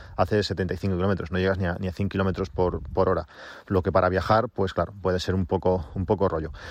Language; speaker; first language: Spanish; native; Spanish